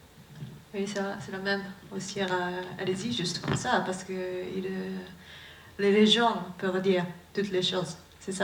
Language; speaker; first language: French; non-native, learner; Japanese